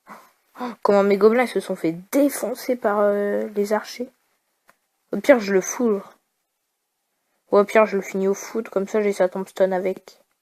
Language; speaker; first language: French; native; French